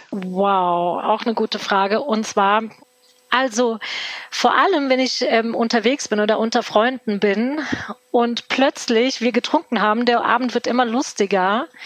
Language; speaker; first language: German; early bilingual, other home language; Turkish